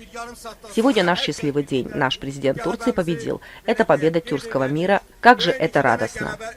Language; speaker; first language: Russian; native; Russian